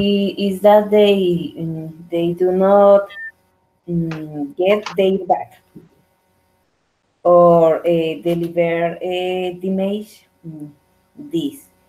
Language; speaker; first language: English; non-native, learner; Spanish